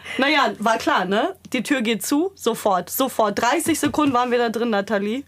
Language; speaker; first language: German; early bilingual, other home language; Serbian